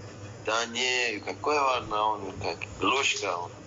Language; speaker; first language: Russian; non-native, learner; Persian